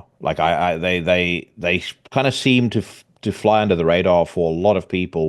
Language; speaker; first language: English; native; English